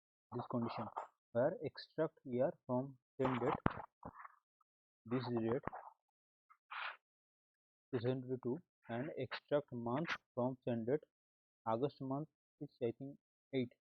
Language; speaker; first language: English; non-native, local second language; Hindi